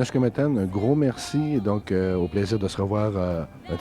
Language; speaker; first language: French; native; French